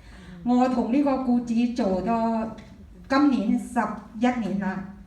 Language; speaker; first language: Cantonese; non-native, fluent; Thai